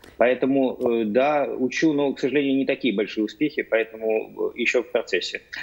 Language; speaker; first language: Russian; native; Russian